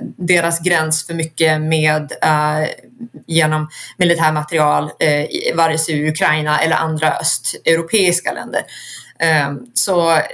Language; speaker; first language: Swedish; native; Swedish